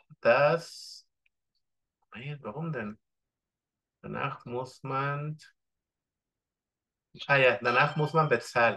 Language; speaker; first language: German; non-native, fluent; Spanish